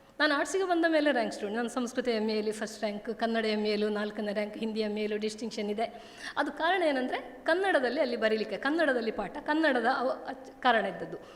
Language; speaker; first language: Kannada; native; Kannada